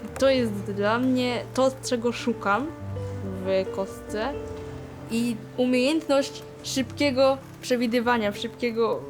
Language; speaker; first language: Polish; early bilingual, other home language; Vietnamese